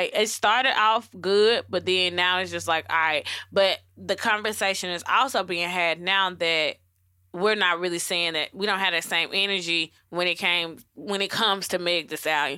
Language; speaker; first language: English; native; English